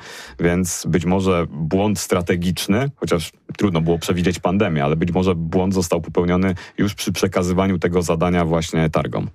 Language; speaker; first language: Polish; native; Polish